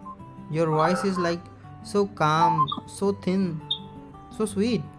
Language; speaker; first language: Hindi; native; Hindi